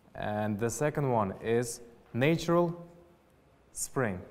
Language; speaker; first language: English; non-native, fluent; Uzbek